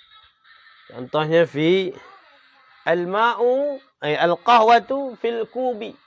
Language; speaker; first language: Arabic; non-native, fluent; Indonesian